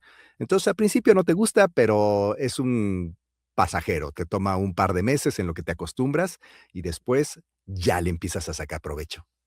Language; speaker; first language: Spanish; native; Spanish